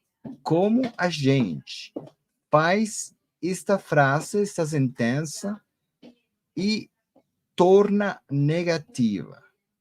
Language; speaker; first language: Portuguese; non-native, learner; Spanish